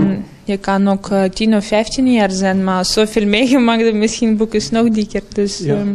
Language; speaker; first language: Dutch; non-native, learner; Russian